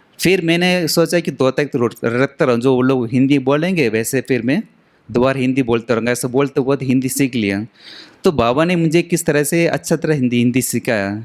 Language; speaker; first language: Hindi; non-native, local second language; Tamil